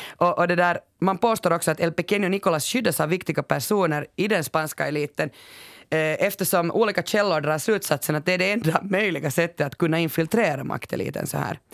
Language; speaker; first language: Swedish; native; Swedish